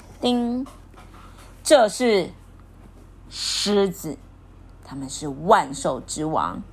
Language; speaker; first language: Chinese; native; Chinese